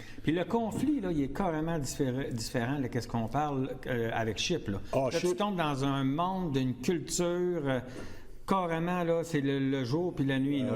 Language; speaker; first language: French; native; French